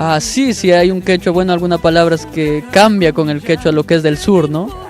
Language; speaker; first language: Spanish; native; Spanish